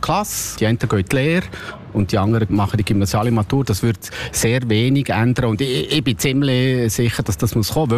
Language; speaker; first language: German; native; German